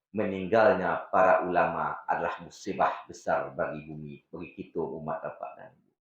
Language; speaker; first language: Malay; non-native, local second language; Minangkabau